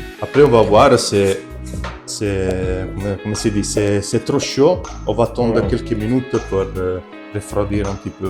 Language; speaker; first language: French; non-native, fluent; Italian